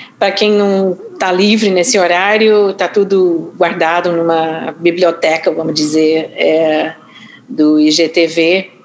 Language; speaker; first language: Portuguese; non-native, fluent; English